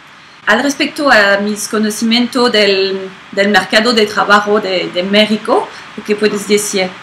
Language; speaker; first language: Spanish; non-native, fluent; French